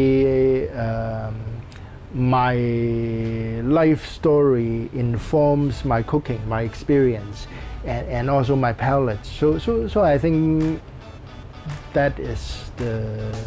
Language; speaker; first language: English; non-native, local second language; Cantonese